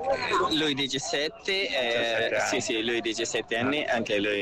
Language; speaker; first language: Italian; non-native, learner; Urdu